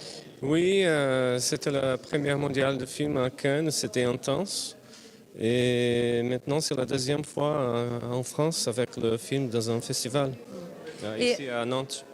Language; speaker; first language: French; non-native, fluent; Portuguese